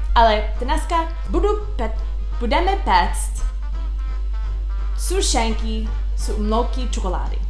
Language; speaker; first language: Czech; non-native, learner; English